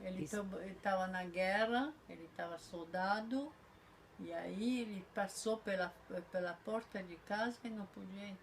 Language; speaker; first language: Portuguese; non-native, fluent; Polish